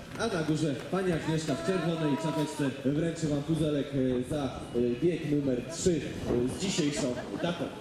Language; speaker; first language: Polish; native; Polish